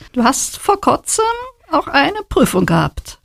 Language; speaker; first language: German; native; German